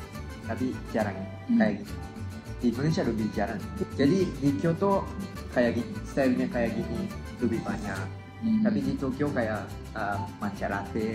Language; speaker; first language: Indonesian; non-native, fluent; Japanese